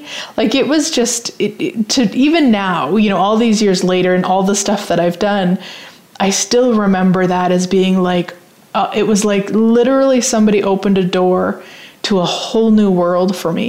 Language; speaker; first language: English; native; English